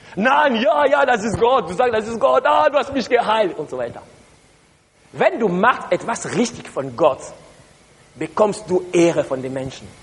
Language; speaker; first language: German; non-native, learner; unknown